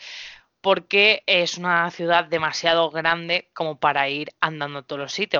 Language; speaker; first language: Spanish; native; Spanish